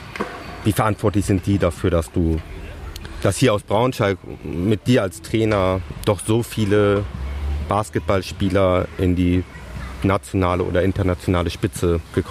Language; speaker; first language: German; native; German